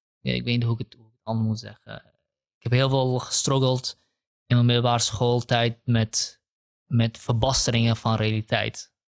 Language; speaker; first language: Dutch; early bilingual, other home language; Kurdish